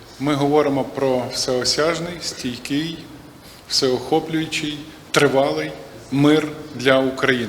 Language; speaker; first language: Ukrainian; native; Ukrainian